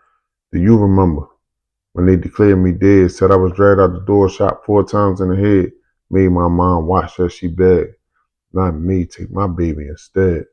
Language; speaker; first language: English; native; English